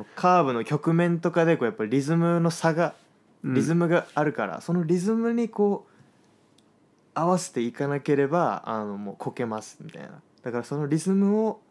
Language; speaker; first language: Japanese; native; Japanese